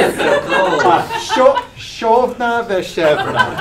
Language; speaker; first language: Hebrew; non-native, fluent; English